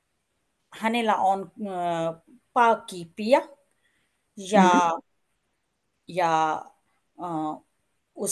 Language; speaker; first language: Finnish; non-native, learner; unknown